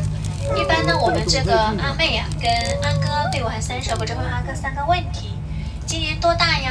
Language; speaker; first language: Chinese; native; Chinese